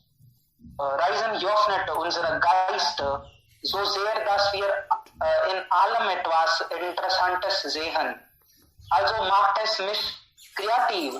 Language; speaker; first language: German; non-native, learner; Hindi